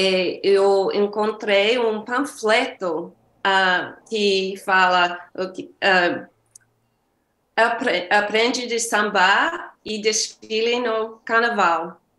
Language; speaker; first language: Portuguese; non-native, learner; English